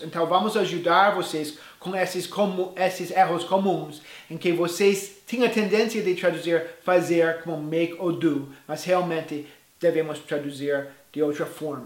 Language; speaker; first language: Portuguese; non-native, fluent; English